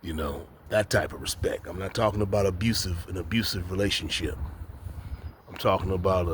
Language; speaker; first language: English; native; English